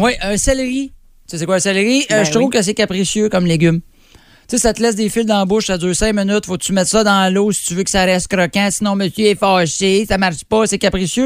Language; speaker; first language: French; native; French